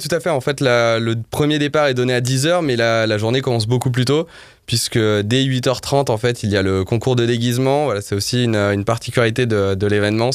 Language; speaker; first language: French; native; French